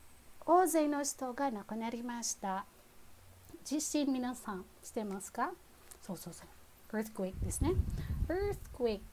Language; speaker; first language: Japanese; non-native, fluent; Filipino